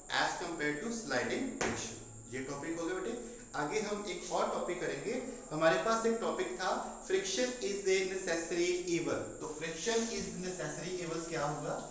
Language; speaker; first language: Hindi; non-native, local second language; Punjabi